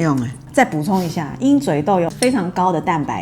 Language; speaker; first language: Chinese; native; Chinese